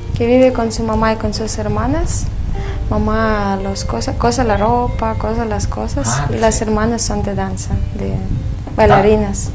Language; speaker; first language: Spanish; non-native, fluent; Russian